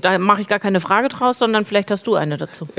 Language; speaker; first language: German; native; German